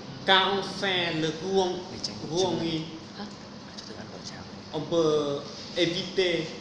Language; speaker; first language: French; non-native, fluent; Vietnamese